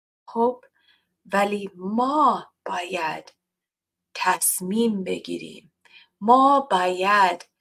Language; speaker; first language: Persian; non-native, learner; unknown